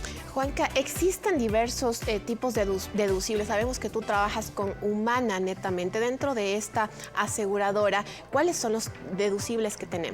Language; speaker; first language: Spanish; native; Spanish